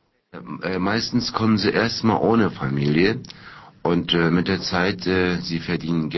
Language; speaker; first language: German; non-native, fluent; Turkish